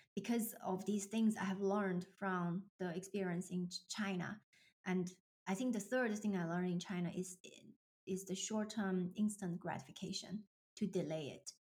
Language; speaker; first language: English; non-native, fluent; Chinese